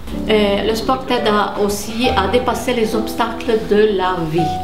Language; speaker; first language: French; non-native, fluent; Romanian